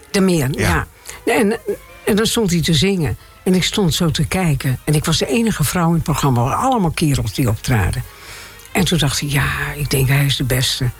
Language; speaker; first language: Dutch; native; Dutch